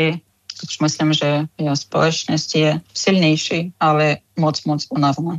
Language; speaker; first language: Czech; non-native, fluent; Ukrainian